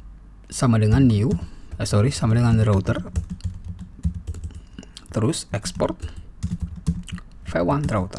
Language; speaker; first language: Indonesian; native; Indonesian